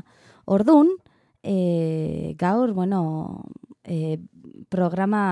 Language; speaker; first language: Basque; non-native, learner; Spanish